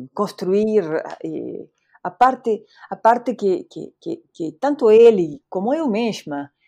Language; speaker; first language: Portuguese; non-native, fluent; Spanish